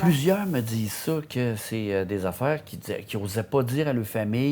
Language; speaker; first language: French; native; French